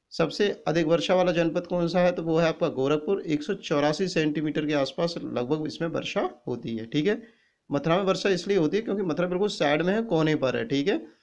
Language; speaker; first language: Hindi; native; Hindi